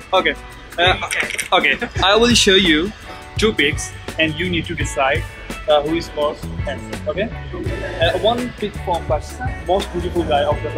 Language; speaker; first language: English; non-native, local second language; Urdu